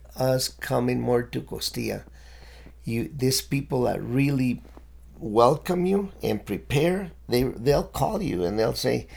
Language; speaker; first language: English; early bilingual, other home language; Spanish